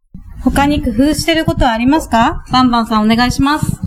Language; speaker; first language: Japanese; native; Japanese